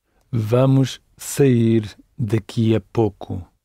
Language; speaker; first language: Portuguese; non-native, learner; English